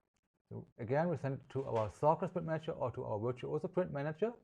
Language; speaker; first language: English; non-native, fluent; German